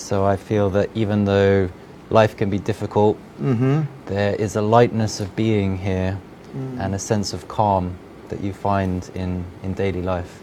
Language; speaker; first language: English; non-native, fluent; French